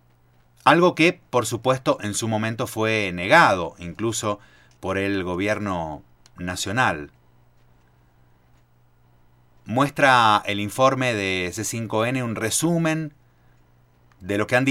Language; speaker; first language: Spanish; native; Spanish